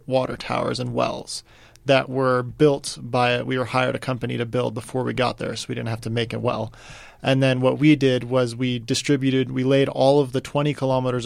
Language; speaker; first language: English; native; English